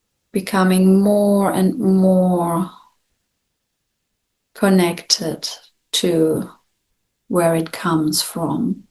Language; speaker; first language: English; non-native, fluent; German